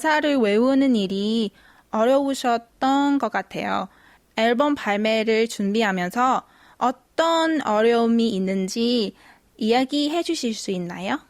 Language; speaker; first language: Korean; non-native, fluent; Vietnamese